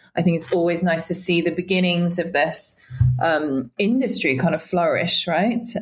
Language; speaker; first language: English; native; English